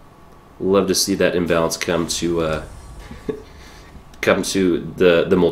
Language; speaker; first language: English; native; English